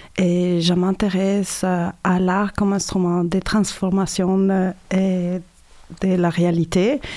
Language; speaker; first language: French; non-native, fluent; Spanish